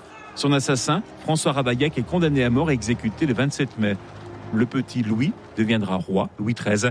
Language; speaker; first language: French; native; French